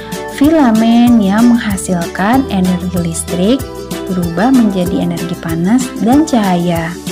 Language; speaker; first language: Indonesian; native; Indonesian